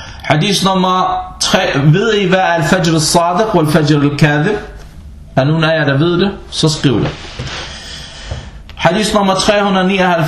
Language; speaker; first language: Danish; non-native, fluent; Arabic